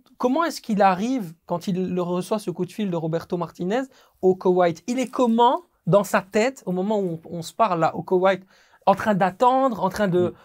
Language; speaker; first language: French; native; French